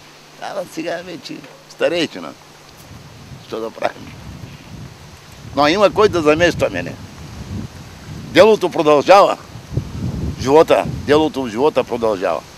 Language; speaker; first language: Bulgarian; non-native, local second language; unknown